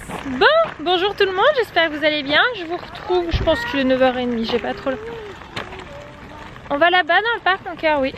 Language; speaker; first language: French; native; French